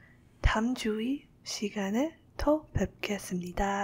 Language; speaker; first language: Korean; non-native, learner; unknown